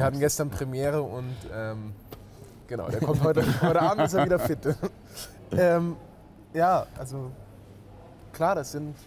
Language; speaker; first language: German; native; German